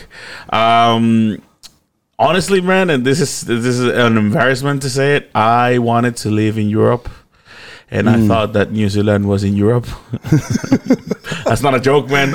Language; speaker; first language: English; non-native, fluent; Spanish